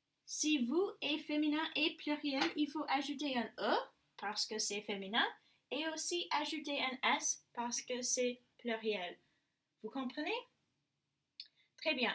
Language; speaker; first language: French; non-native, learner; English